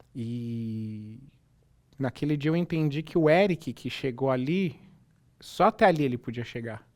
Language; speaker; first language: Portuguese; native; Portuguese